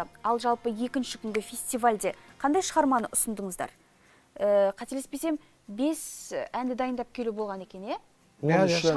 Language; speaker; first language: Kazakh; native; Kazakh